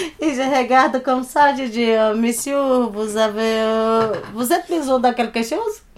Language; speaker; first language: French; early bilingual, other home language; Portuguese